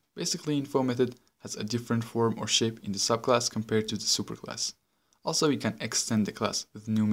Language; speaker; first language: English; non-native, fluent; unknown